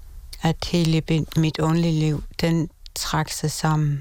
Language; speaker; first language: Danish; non-native, local second language; Kalaallisut